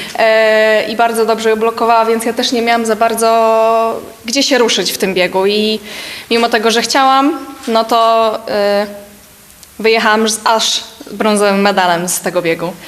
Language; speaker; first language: Polish; native; Polish